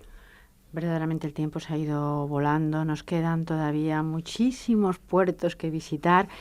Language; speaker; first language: Spanish; native; Spanish